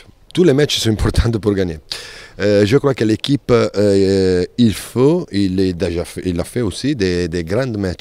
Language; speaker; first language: French; non-native, fluent; Spanish